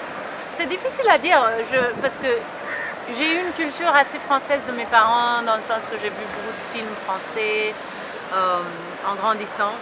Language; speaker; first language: French; early bilingual, heritage; French